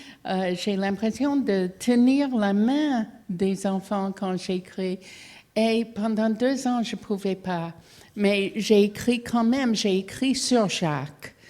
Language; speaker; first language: French; non-native, fluent; English